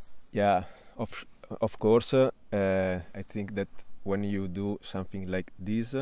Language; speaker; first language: English; non-native, fluent; Italian